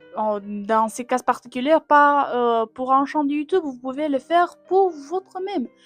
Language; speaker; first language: French; non-native, learner; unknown